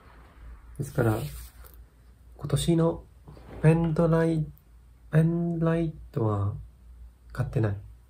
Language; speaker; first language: Japanese; non-native, fluent; Vietnamese